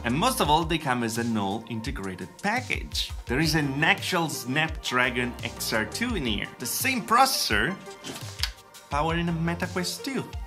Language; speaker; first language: English; non-native, fluent; Italian